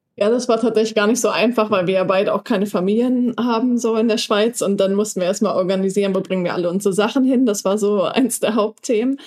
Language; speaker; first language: German; native; German